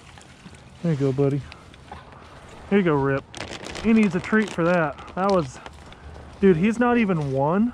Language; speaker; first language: English; native; English